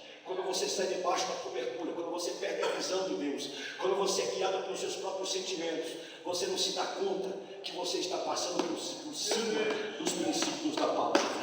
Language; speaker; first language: Portuguese; native; Portuguese